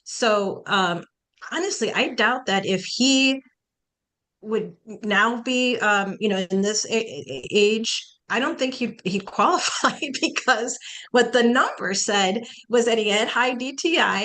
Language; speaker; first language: English; early bilingual, other home language; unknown